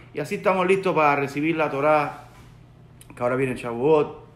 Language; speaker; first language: Spanish; native; Spanish